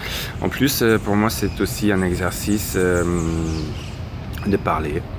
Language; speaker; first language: French; non-native, fluent; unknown